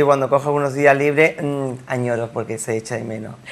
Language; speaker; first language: Spanish; native; Spanish